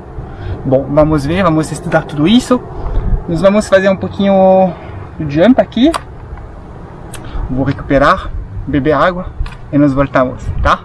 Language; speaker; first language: Portuguese; non-native, learner; French